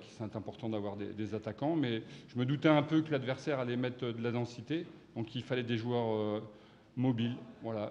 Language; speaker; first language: French; native; French